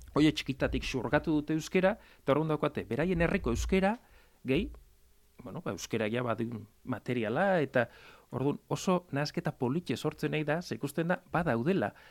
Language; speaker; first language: Basque; native; Basque